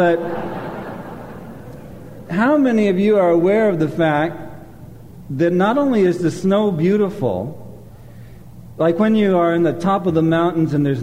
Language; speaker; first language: English; native; English